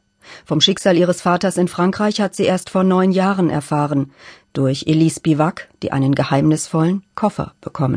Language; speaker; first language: German; native; German